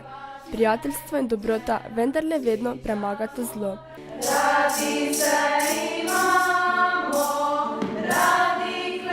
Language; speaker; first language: Slovenian; native; Slovenian